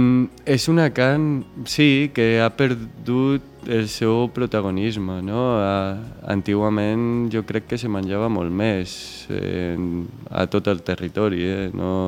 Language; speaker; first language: Catalan; non-native, local second language; Spanish